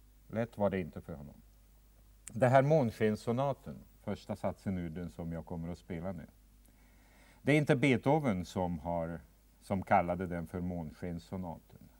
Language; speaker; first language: Swedish; non-native, fluent; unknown